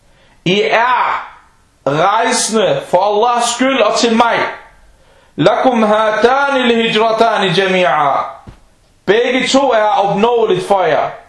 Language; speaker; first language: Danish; early bilingual, other home language; Urdu